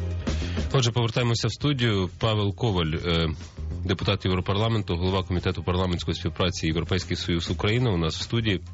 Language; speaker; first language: Ukrainian; native; Ukrainian